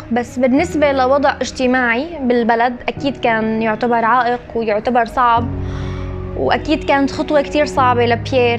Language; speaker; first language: Arabic; native; Arabic